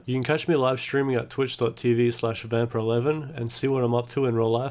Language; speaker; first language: English; native; English